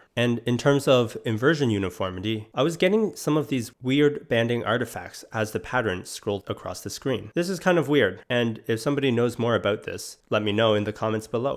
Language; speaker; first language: English; native; English